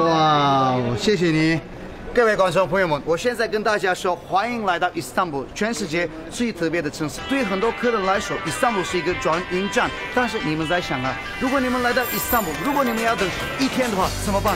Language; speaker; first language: Chinese; non-native, fluent; Turkish